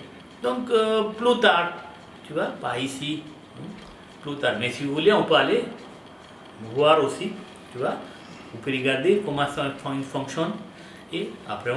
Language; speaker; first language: French; non-native, fluent; Hindi